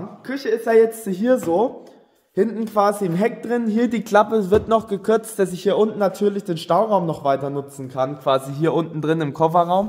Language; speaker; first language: German; native; German